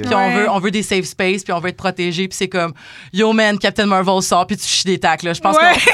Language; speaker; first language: French; native; French